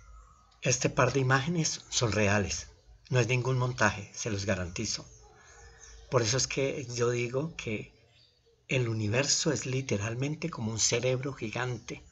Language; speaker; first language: Spanish; native; Spanish